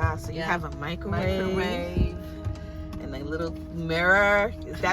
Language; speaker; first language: English; native; English